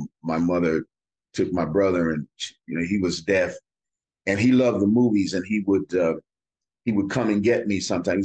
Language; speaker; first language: English; native; English